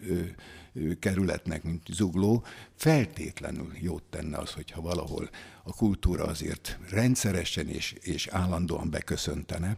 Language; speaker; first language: Hungarian; native; Hungarian